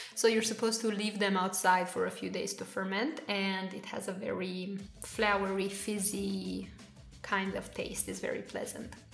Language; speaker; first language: English; non-native, fluent; Romanian